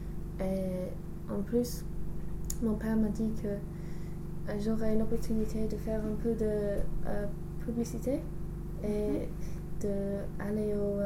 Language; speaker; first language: French; non-native, learner; English